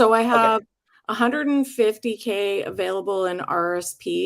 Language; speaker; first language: English; native; English